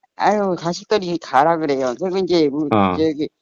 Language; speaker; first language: Korean; native; Korean